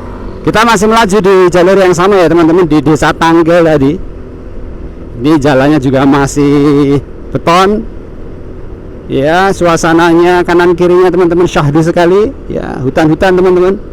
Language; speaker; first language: Indonesian; non-native, local second language; Javanese